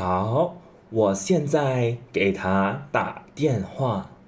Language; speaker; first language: Chinese; non-native, fluent; English